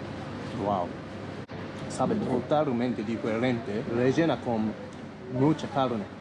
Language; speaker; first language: Spanish; non-native, fluent; Japanese